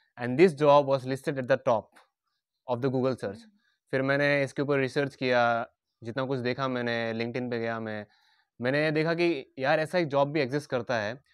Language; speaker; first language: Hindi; non-native, local second language; Bangla